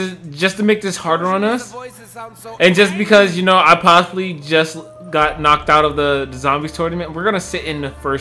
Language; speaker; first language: English; native; English